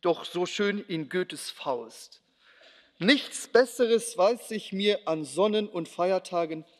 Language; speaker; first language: German; non-native, local second language; Luxembourgish